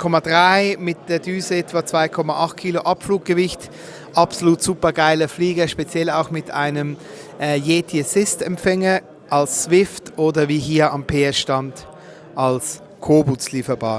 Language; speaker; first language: German; native; German